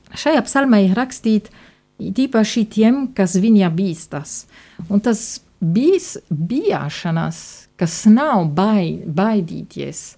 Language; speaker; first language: Latvian; non-native, fluent; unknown